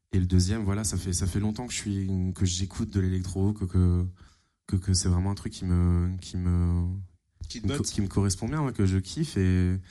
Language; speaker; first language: French; native; French